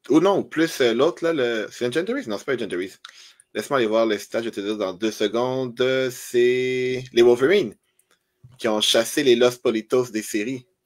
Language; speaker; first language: French; native; French